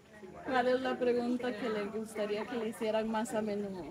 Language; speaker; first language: Spanish; native; Spanish